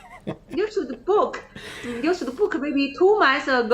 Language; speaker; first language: English; non-native, learner; Chinese